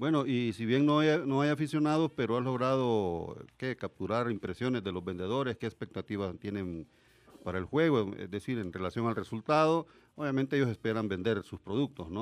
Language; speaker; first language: Spanish; native; Spanish